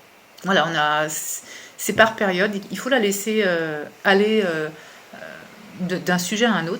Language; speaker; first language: French; native; French